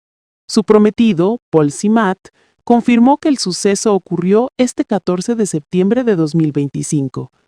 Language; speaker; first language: Spanish; native; Spanish